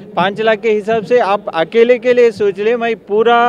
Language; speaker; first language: Hindi; non-native, local second language; Telugu